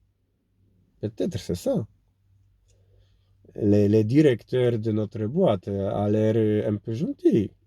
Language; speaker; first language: French; non-native, fluent; Polish